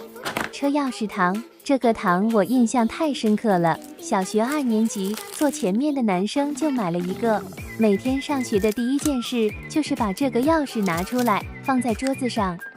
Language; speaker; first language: Chinese; native; Chinese